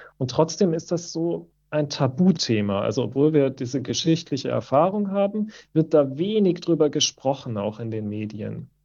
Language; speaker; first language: German; native; German